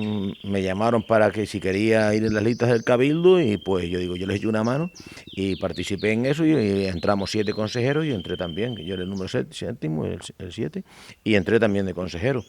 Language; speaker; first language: Spanish; native; Spanish